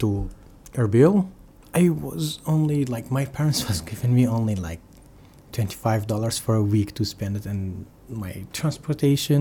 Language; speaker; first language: English; non-native, fluent; Arabic